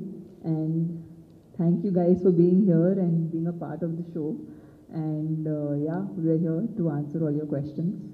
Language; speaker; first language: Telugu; non-native, local second language; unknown